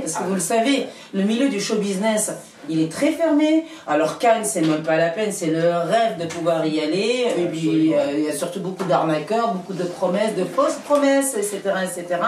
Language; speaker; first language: French; native; French